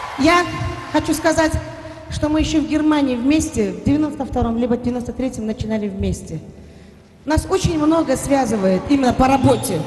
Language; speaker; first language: Russian; non-native, local second language; Uzbek